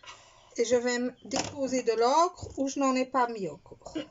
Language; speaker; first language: French; native; French